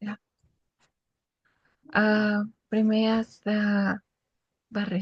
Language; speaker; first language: Catalan; non-native, learner; Spanish